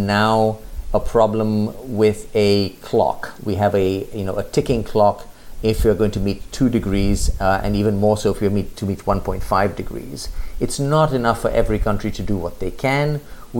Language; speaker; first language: English; non-native, local second language; Hindi